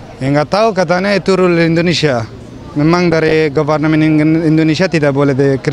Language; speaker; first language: Indonesian; non-native, fluent; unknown